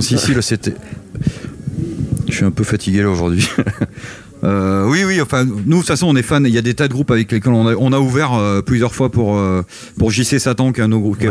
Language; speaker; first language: French; native; French